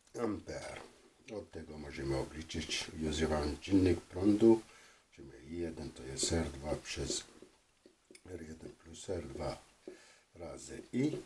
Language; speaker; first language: Polish; non-native, fluent; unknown